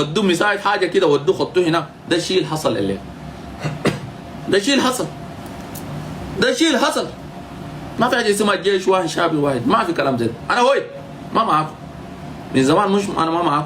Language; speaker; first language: Arabic; native; Arabic